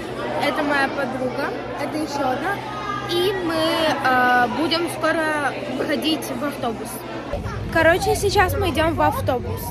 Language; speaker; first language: Russian; early bilingual, heritage; Russian